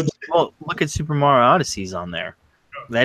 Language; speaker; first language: English; native; English